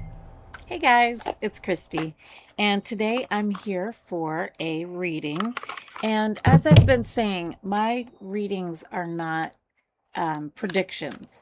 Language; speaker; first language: English; native; English